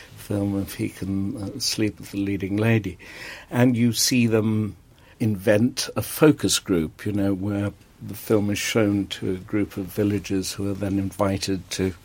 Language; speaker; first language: English; native; English